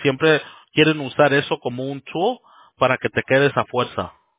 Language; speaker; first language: Spanish; early bilingual, heritage; Spanish